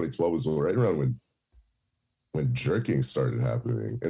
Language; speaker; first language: English; native; English